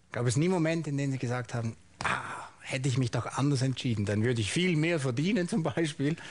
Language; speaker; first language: German; native; German